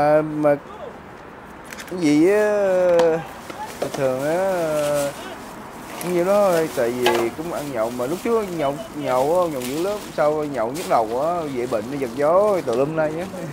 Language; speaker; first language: Vietnamese; early bilingual, heritage; Vietnamese